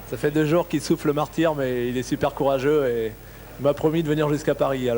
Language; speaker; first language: French; native; French